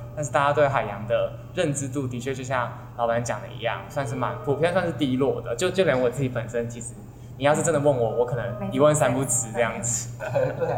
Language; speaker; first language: Chinese; native; Chinese